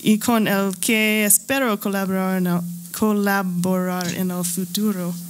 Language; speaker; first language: Spanish; non-native, learner; English